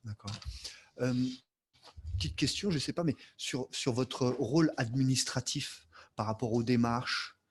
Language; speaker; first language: French; native; French